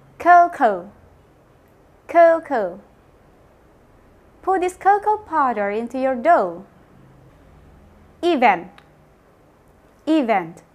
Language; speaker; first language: English; non-native, fluent; Indonesian